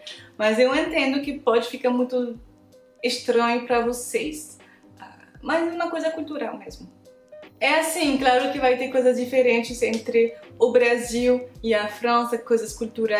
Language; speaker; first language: Portuguese; non-native, fluent; French